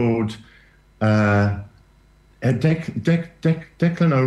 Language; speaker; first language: English; native; English